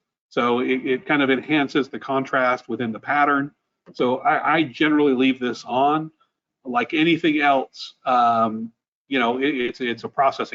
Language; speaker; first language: English; native; English